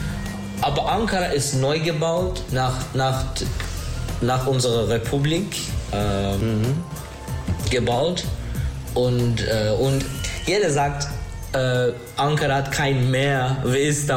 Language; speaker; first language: German; non-native, learner; Turkish